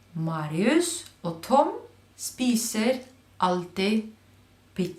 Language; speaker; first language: Norwegian; non-native, fluent; Spanish